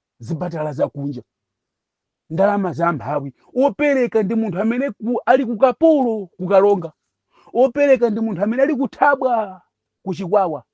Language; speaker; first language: Nyanja; non-native, local second language; Tumbuka